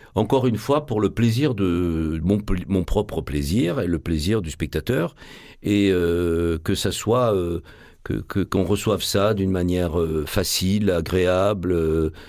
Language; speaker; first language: French; native; French